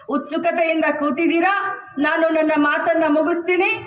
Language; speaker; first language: Kannada; non-native, local second language; Marathi